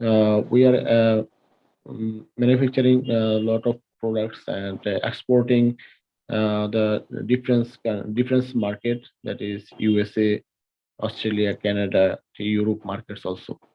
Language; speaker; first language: English; non-native, learner; Bangla